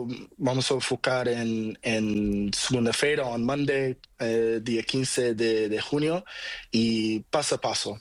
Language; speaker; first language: Spanish; non-native, learner; Portuguese